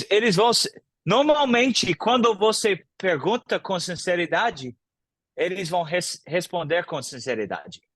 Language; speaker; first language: Portuguese; non-native, fluent; English